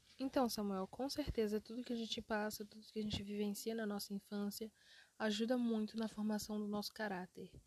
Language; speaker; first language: Portuguese; early bilingual, other home language; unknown